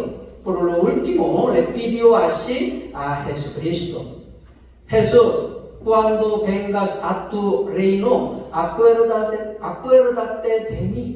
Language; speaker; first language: Spanish; non-native, fluent; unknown